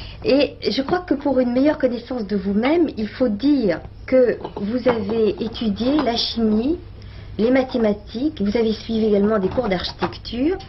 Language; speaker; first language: French; native; French